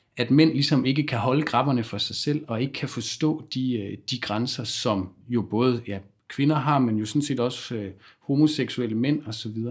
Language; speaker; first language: Danish; native; Danish